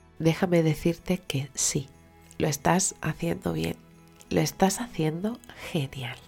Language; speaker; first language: Spanish; native; Spanish